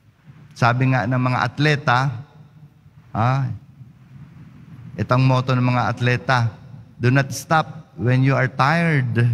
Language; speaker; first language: Filipino; native; Filipino